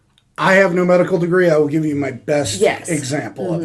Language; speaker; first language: English; native; English